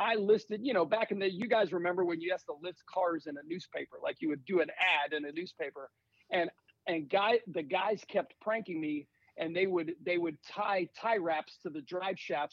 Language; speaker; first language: English; native; English